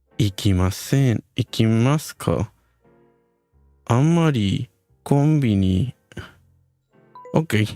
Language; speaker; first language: Japanese; non-native, learner; Spanish